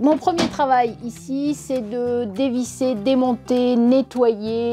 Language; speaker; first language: French; native; French